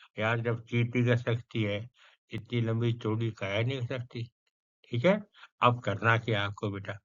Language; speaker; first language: Hindi; non-native, local second language; Punjabi